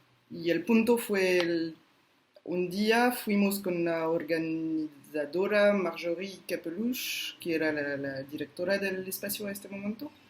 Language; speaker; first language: Spanish; non-native, fluent; French